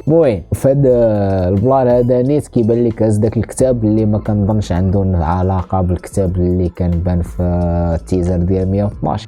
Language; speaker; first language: Arabic; native; Arabic